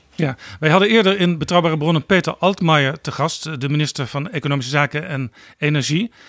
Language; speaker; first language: Dutch; native; Dutch